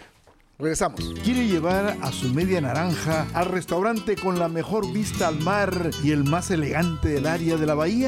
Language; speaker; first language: Spanish; native; Spanish